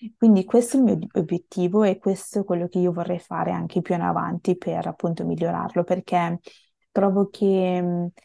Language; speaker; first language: Italian; early bilingual, other home language; Bangla